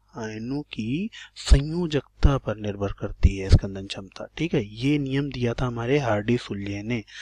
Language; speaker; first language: Hindi; native; Hindi